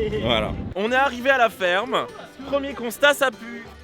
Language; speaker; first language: French; native; French